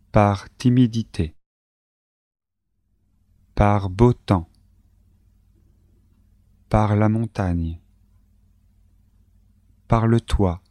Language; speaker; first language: French; native; French